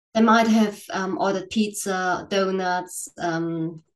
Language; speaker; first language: English; non-native, fluent; German